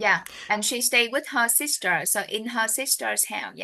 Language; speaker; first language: English; non-native, fluent; Vietnamese